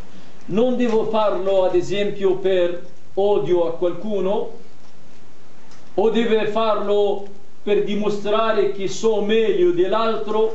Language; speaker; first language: Italian; non-native, fluent; Arabic